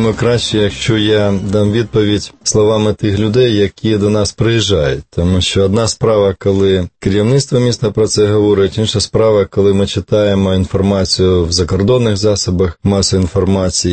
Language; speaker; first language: Ukrainian; native; Ukrainian